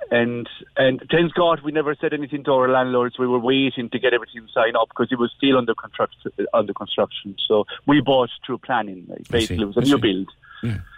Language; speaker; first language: English; non-native, fluent; Spanish